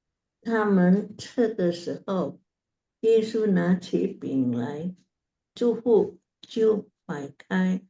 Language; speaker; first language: Chinese; non-native, learner; Indonesian